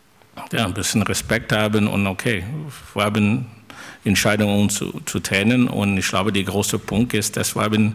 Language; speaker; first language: German; non-native, fluent; French